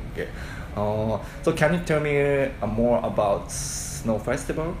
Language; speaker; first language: English; non-native, learner; Japanese